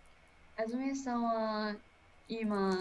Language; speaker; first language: Japanese; non-native, learner; English